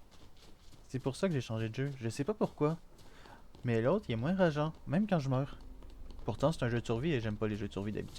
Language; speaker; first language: French; native; French